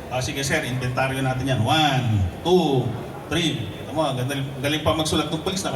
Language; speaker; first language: Filipino; non-native, local second language; Iloko